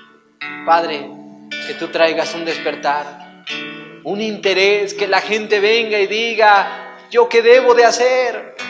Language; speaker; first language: Spanish; native; Spanish